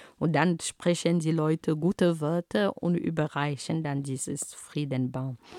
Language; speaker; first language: German; non-native, fluent; Ghomala